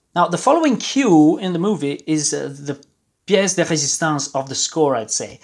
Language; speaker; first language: English; non-native, fluent; Italian